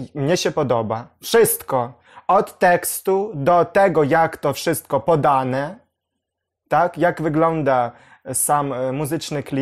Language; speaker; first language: Polish; non-native, learner; Ukrainian